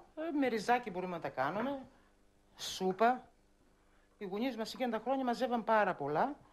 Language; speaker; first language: Greek; native; Greek